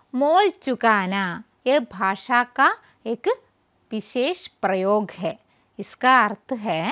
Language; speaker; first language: Hindi; non-native, local second language; Malayalam